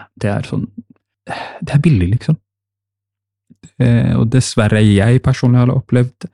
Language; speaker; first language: Norwegian; non-native, fluent; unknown